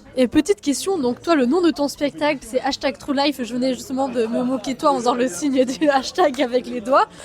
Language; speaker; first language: French; native; French